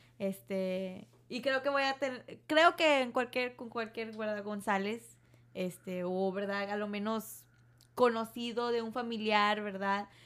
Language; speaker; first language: Spanish; early bilingual, heritage; Spanish